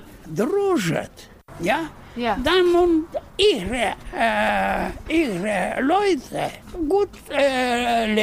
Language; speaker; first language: German; non-native, learner; Russian